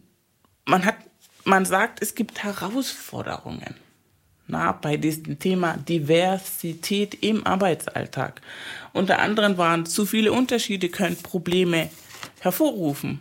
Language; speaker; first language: German; native; German